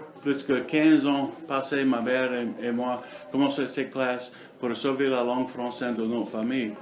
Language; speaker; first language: French; non-native, learner; English